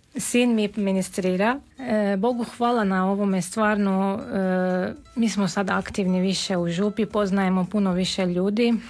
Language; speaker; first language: Serbian; non-native, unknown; Armenian